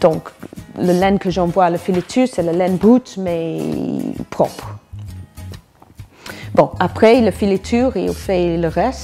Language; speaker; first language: French; non-native, fluent; English